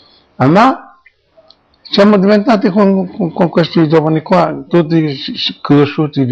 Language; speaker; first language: Italian; non-native, local second language; Arabic